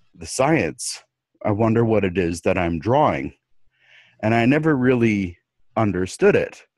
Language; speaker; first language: English; native; English